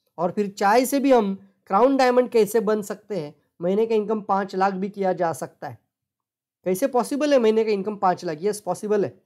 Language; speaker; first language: Hindi; non-native, local second language; Marathi